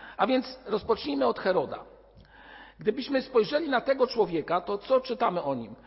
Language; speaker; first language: Polish; native; Polish